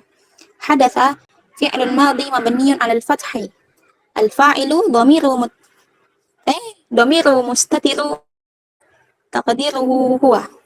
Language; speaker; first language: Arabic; non-native, learner; Indonesian